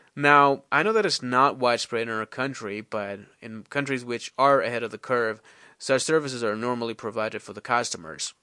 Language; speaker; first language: English; non-native, fluent; Persian